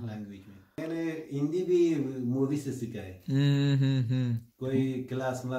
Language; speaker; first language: Hindi; non-native, fluent; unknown